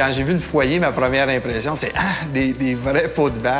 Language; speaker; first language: French; native; French